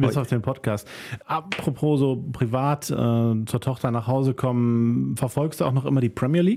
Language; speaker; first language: German; native; German